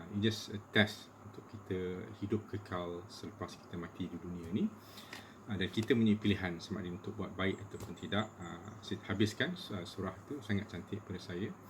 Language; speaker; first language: Malay; native; Malay